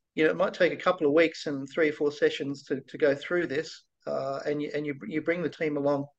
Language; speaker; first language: English; native; English